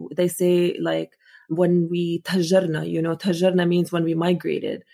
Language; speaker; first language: English; non-native, fluent; Arabic